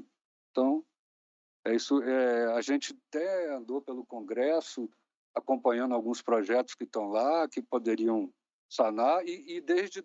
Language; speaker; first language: Portuguese; native; Portuguese